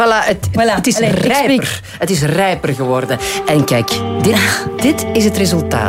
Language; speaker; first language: Dutch; native; Dutch